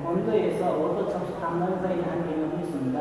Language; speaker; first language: Korean; non-native, learner; Nepali